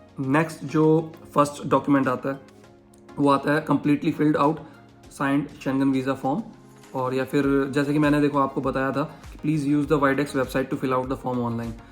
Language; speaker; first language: Hindi; native; Hindi